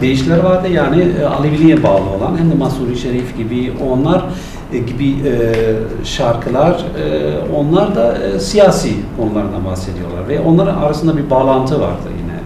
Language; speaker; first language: Turkish; non-native, fluent; German